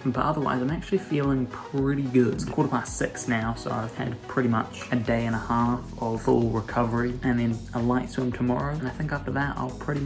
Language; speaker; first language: English; native; English